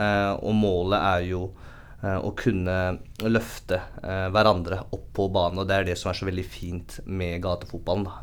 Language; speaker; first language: Norwegian; native; Norwegian